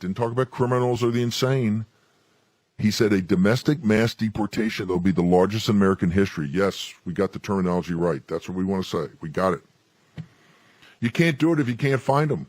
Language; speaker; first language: English; native; English